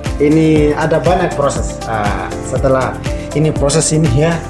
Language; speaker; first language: Indonesian; non-native, learner; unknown